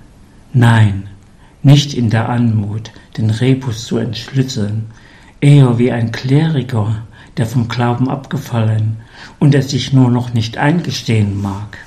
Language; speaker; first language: German; native; German